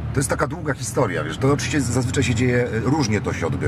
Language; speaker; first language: Polish; native; Polish